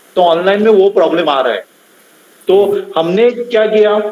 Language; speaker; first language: Hindi; non-native, local second language; Marathi